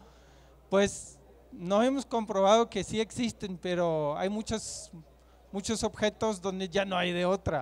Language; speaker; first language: Spanish; non-native, fluent; German